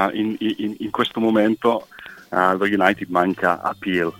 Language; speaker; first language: Italian; non-native, fluent; English